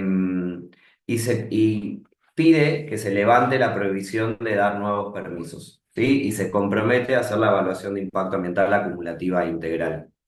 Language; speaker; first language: Spanish; native; Spanish